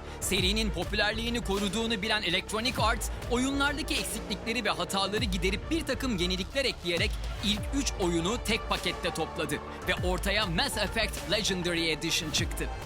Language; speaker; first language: Turkish; native; Turkish